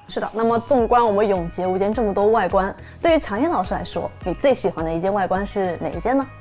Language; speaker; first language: Chinese; native; Chinese